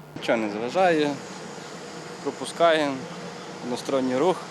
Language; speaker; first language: Ukrainian; native; Ukrainian